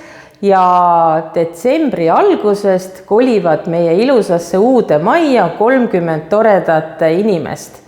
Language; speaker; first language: Estonian; non-native, local second language; Russian